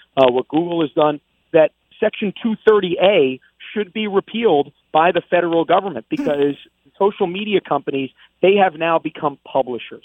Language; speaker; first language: English; native; English